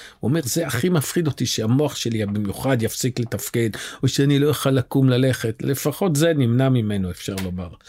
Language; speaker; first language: Hebrew; native; Hebrew